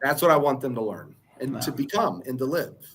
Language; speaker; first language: English; native; English